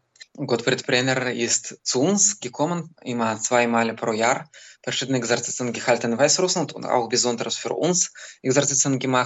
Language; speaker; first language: German; non-native, learner; Belarusian